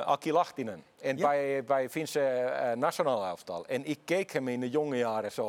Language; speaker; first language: Dutch; non-native, fluent; Finnish